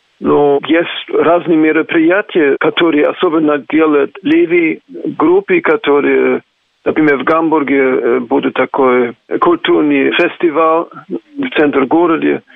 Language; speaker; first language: Russian; non-native, fluent; German